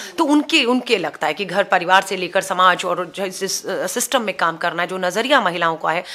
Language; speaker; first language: Hindi; native; Hindi